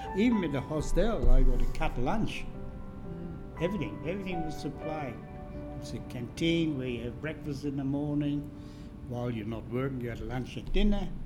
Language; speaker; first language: English; non-native, fluent; German